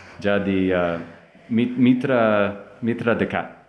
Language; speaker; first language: Indonesian; non-native, learner; English